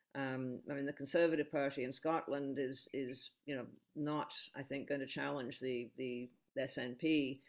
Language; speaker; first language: English; native; English